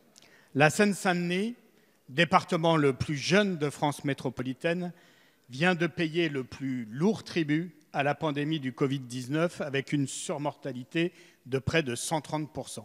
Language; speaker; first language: French; native; French